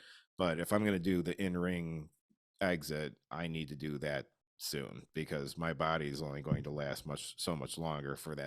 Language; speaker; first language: English; native; English